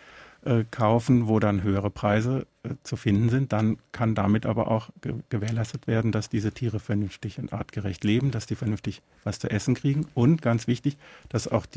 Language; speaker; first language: German; native; German